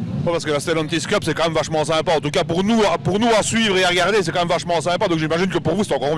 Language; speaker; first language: French; native; French